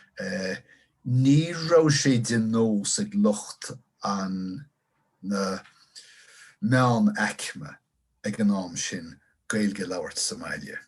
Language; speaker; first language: Irish; non-native, local second language; English